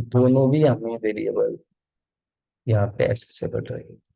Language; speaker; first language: Hindi; non-native, local second language; Marathi